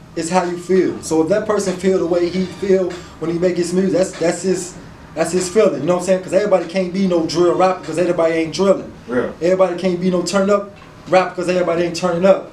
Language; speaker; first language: English; native; English